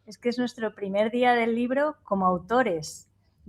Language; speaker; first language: Spanish; native; Spanish